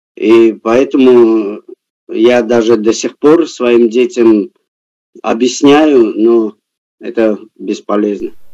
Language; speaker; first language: Russian; native; Russian